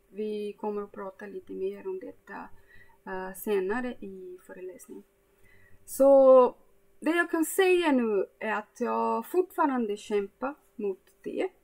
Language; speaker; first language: Swedish; non-native, fluent; Portuguese